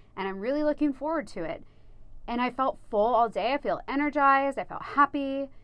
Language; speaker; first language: English; native; English